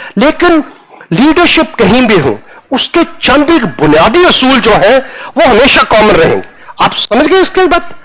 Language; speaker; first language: Hindi; non-native, local second language; Punjabi